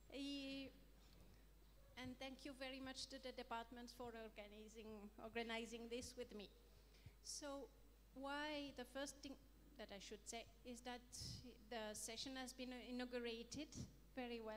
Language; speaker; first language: English; non-native, fluent; French